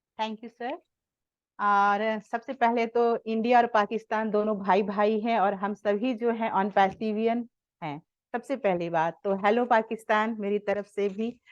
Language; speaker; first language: Hindi; native; Hindi